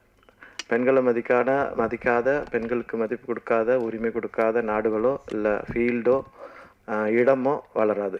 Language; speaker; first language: Tamil; native; Tamil